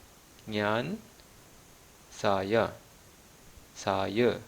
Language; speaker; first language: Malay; non-native, fluent; Malayalam